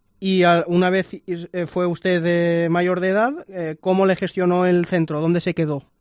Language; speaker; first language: Spanish; native; Spanish